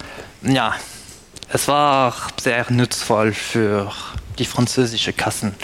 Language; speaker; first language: German; non-native, fluent; French